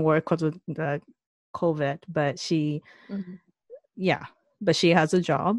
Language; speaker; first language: English; non-native, fluent; Japanese